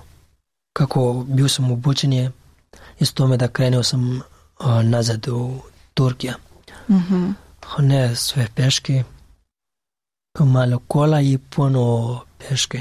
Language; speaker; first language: Serbian; non-native, learner; Pashto